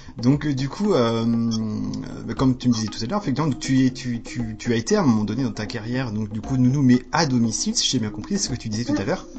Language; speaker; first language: French; native; French